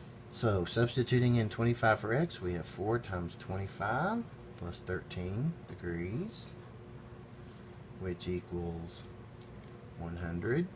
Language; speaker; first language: English; native; English